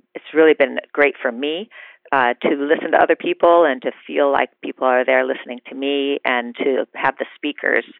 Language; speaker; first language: English; native; English